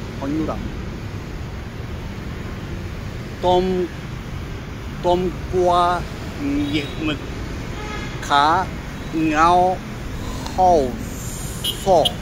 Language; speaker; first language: Vietnamese; non-native, learner; Japanese